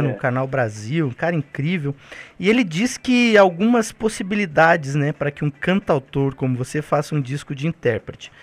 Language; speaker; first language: Portuguese; native; Portuguese